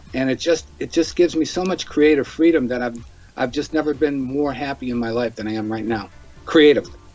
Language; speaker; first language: English; native; English